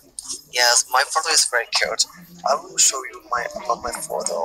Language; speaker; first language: English; non-native, learner; Thai